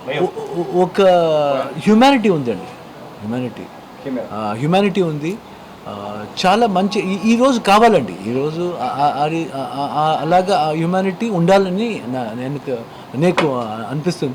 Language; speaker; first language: Telugu; non-native, learner; Kannada